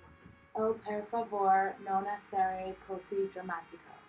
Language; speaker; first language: Italian; non-native, learner; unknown